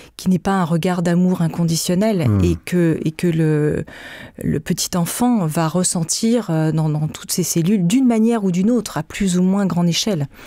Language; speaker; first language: French; native; French